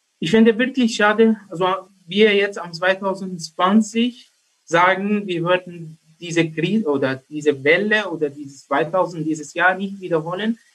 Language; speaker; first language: German; non-native, learner; Arabic